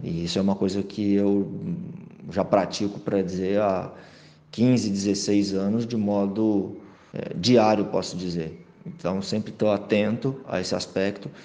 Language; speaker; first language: Portuguese; native; Portuguese